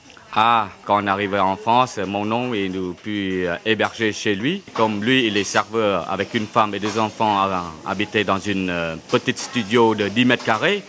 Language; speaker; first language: French; non-native, fluent; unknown